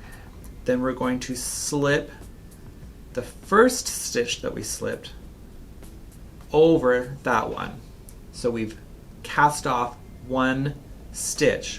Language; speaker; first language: English; native; English